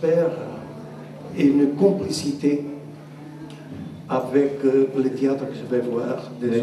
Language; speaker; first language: French; non-native, learner; Portuguese